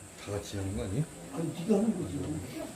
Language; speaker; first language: Korean; native; Korean